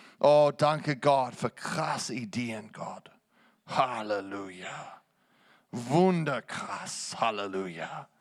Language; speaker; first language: German; non-native, fluent; English